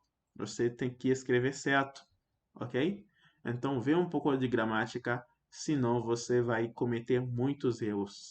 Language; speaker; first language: Portuguese; non-native, fluent; French